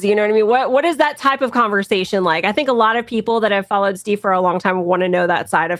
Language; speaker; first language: English; native; English